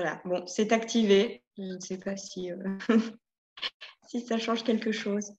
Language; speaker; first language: French; native; French